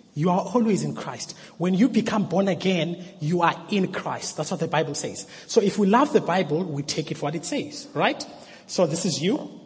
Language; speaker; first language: English; non-native, local second language; Xhosa